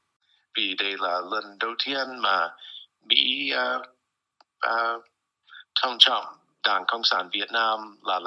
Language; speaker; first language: Vietnamese; non-native, fluent; English